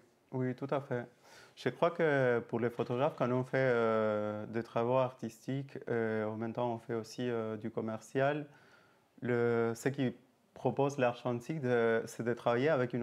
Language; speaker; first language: French; native; French